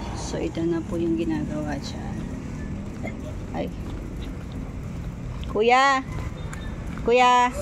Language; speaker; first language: Filipino; native; Filipino